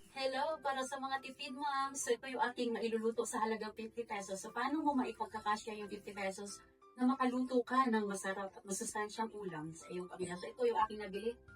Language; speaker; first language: Filipino; non-native, local second language; Cebuano